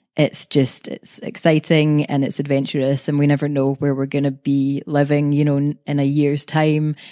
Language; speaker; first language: English; native; English